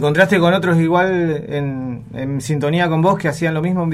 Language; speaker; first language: Spanish; native; Spanish